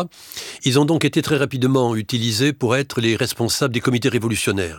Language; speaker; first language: French; native; French